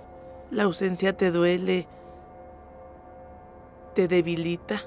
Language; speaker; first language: Spanish; native; Spanish